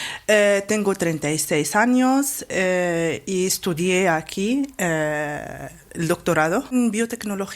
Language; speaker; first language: Spanish; non-native, fluent; Arabic